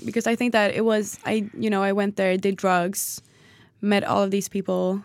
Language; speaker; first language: English; non-native, fluent; Swedish